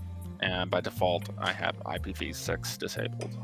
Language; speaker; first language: English; native; English